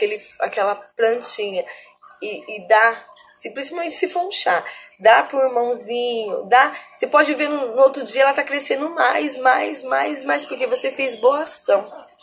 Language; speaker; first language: Portuguese; native; Portuguese